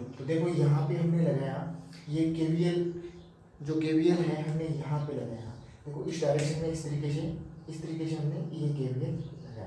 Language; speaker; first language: Hindi; native; Hindi